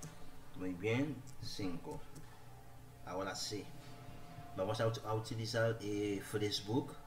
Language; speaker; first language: Spanish; non-native, learner; Haitian Creole